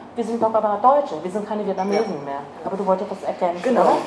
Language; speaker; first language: German; non-native, fluent; Vietnamese